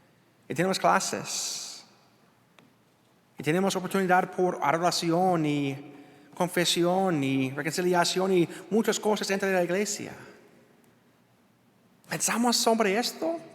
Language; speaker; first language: Spanish; non-native, learner; English